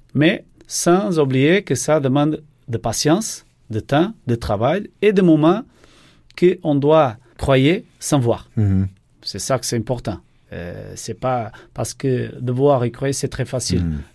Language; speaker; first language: French; non-native, fluent; Portuguese